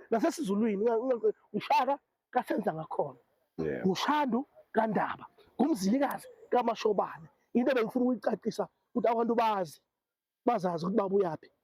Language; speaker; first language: Zulu; non-native, local second language; South Ndebele